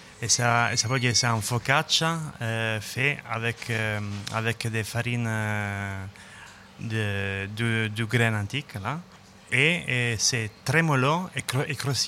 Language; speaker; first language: French; non-native, learner; Italian